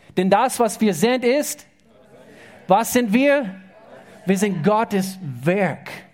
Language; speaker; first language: German; non-native, fluent; English